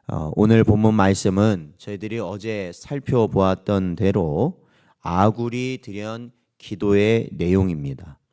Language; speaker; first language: Korean; native; Korean